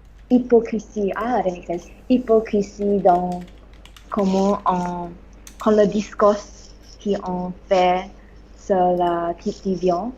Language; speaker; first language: French; non-native, learner; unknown